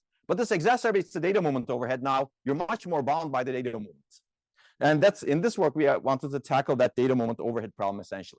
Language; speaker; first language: English; non-native, fluent; Turkish